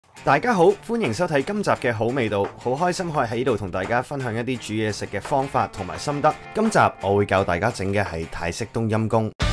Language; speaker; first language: Cantonese; native; Cantonese